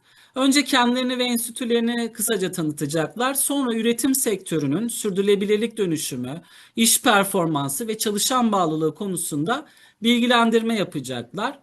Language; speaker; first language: Turkish; native; Turkish